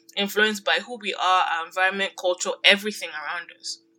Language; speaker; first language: English; non-native, local second language; Yoruba